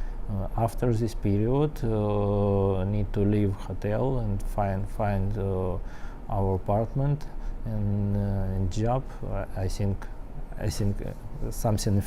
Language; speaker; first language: English; non-native, learner; Ukrainian